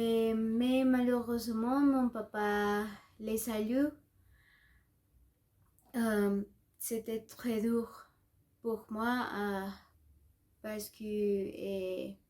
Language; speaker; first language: French; non-native, learner; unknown